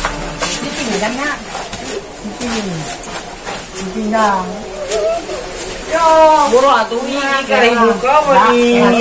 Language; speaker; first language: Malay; non-native, local second language; Sundanese